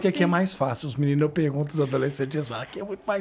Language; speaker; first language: Portuguese; native; Portuguese